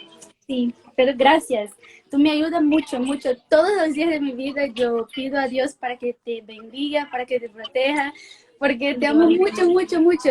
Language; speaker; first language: Spanish; non-native, learner; Portuguese